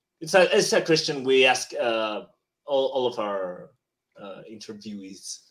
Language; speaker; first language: English; non-native, fluent; Spanish